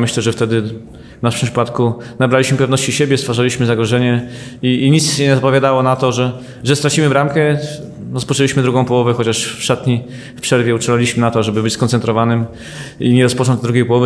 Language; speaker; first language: Polish; native; Polish